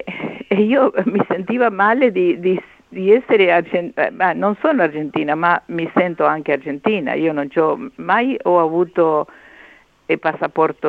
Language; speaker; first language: Italian; early bilingual, heritage; Spanish